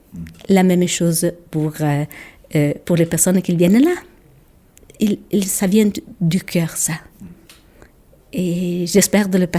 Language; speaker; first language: French; non-native, local second language; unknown